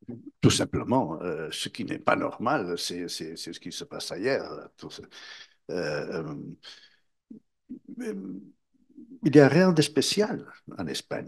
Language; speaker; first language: French; non-native, fluent; Spanish